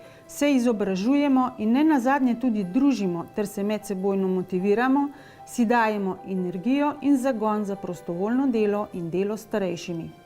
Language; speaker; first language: Slovenian; native; Slovenian